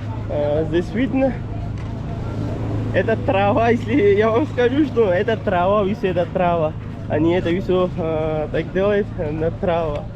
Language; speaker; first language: Russian; non-native, learner; Pashto